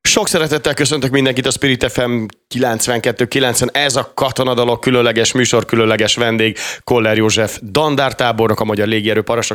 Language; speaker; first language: Hungarian; native; Hungarian